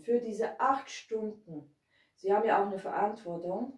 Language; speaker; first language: German; non-native, fluent; Hungarian